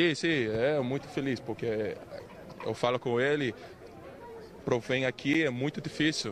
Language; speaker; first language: Portuguese; non-native, learner; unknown